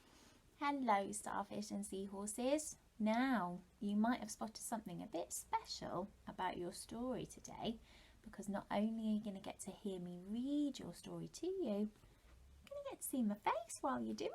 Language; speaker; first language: English; native; English